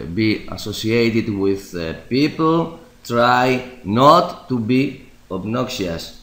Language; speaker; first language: English; non-native, fluent; Greek